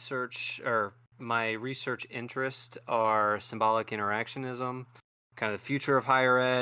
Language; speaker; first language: English; native; English